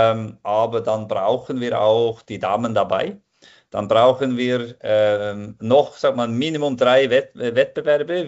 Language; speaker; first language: German; non-native, fluent; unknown